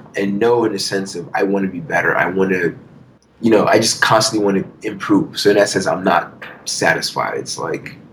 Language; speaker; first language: English; early bilingual, other home language; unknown